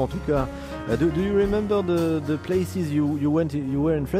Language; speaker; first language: English; non-native, learner; French